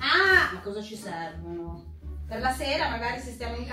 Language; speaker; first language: Italian; native; Italian